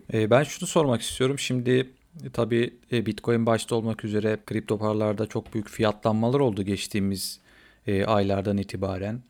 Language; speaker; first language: Turkish; native; Turkish